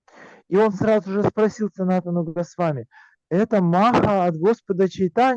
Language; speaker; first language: Russian; native; Russian